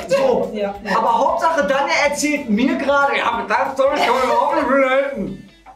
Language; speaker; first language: German; native; German